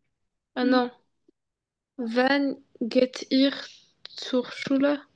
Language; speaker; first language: German; non-native, learner; French